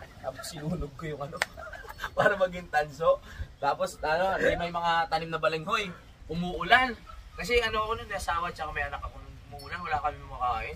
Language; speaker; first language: Filipino; non-native, local second language; Hiligaynon